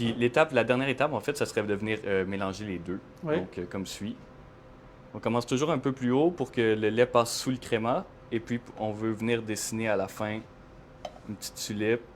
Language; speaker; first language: French; native; French